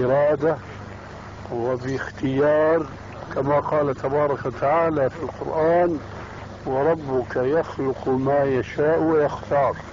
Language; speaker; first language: Arabic; early bilingual, other home language; Albanian